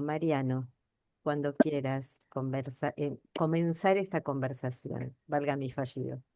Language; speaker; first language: Spanish; native; Spanish